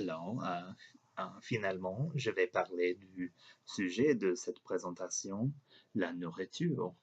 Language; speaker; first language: French; non-native, learner; English